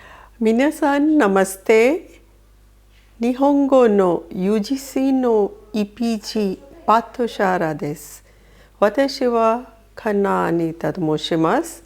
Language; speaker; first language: Japanese; non-native, fluent; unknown